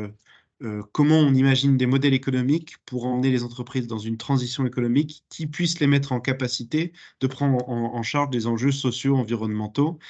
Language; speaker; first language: French; native; French